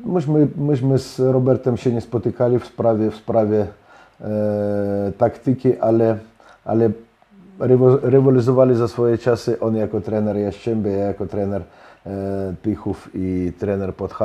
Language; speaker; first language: Polish; non-native, fluent; Russian